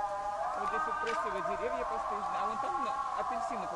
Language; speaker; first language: Russian; non-native, learner; Turkish